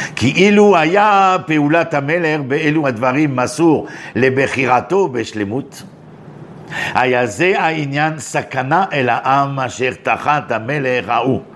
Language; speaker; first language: Hebrew; non-native, fluent; French